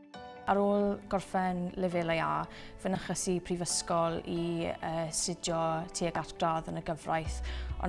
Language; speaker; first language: Welsh; non-native, local second language; English